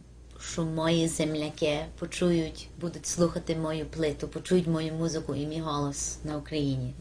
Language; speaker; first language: Ukrainian; early bilingual, heritage; Ukrainian